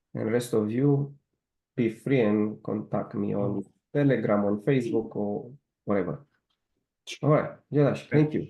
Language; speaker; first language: English; non-native, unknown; Romanian